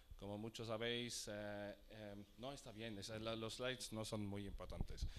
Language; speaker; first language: Spanish; non-native, fluent; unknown